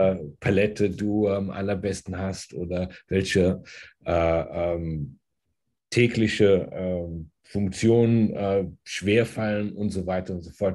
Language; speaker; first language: German; early bilingual, heritage; German